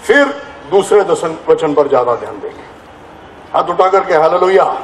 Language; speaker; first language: Hindi; non-native, local second language; Marathi